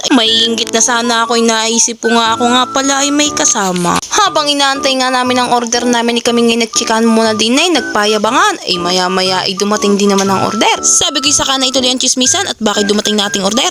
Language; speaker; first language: Filipino; native; Filipino